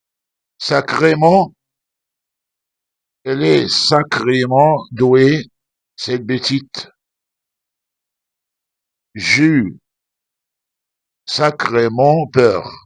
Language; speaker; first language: French; non-native, fluent; Arabic